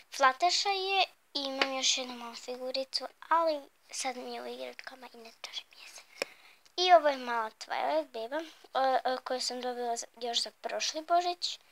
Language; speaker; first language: Bosnian; early bilingual, heritage; Bosnian